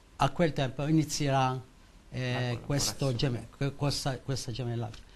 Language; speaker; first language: Italian; non-native, learner; Maltese